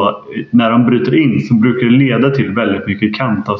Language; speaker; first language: Swedish; native; Swedish